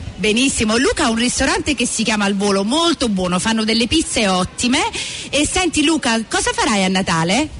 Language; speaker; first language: Italian; native; Italian